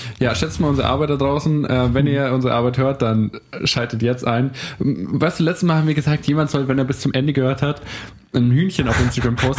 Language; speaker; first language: German; native; German